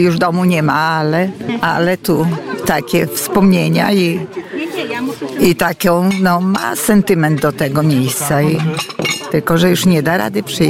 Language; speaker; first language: Polish; non-native, local second language; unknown